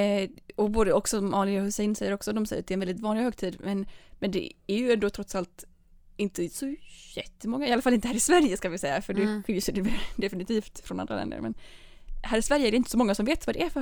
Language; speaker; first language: Swedish; native; Swedish